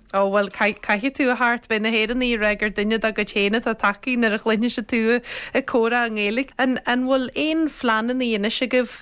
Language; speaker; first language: Irish; native; Irish